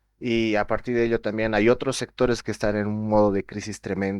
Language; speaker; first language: Spanish; native; Spanish